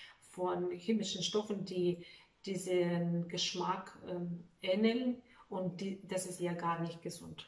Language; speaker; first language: German; non-native, fluent; Russian